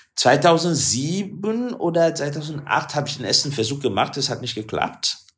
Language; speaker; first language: German; non-native, fluent; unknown